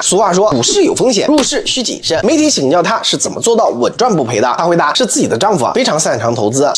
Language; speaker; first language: Chinese; native; Chinese